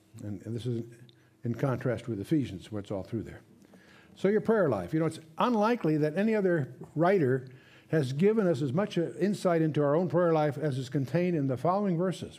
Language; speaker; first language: English; native; English